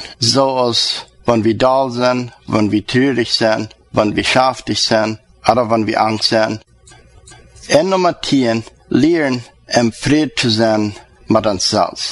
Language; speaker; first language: German; non-native, learner; Plautdietsch